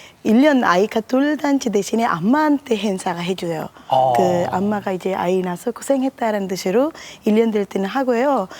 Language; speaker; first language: Korean; non-native, fluent; Sinhala